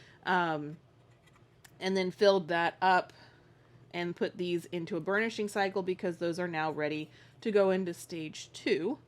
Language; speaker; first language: English; native; English